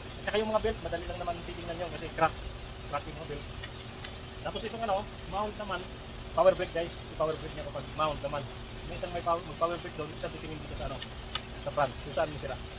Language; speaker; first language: Filipino; non-native, local second language; Cebuano